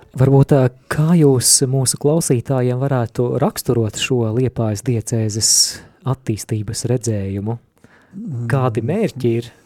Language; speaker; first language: Latvian; native; Latvian